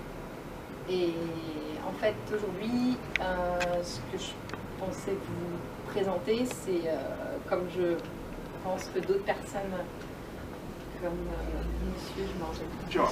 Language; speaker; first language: French; native; French